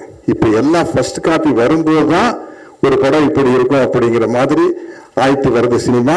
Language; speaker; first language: Tamil; native; Tamil